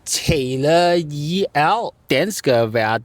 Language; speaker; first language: Danish; non-native, learner; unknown